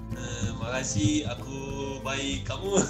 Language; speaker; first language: Indonesian; non-native, learner; Turkish